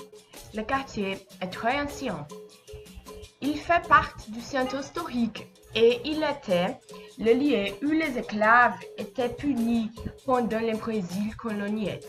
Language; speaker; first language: French; non-native, learner; Portuguese